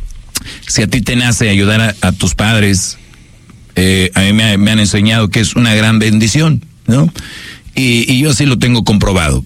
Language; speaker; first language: Spanish; native; Spanish